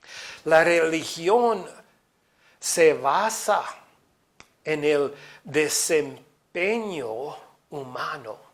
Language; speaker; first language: Spanish; non-native, fluent; English